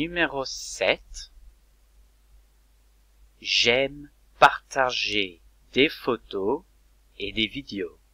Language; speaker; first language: French; non-native, fluent; English